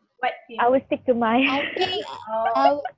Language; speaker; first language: English; non-native, learner; Malay